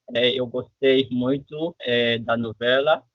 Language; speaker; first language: Portuguese; non-native, fluent; French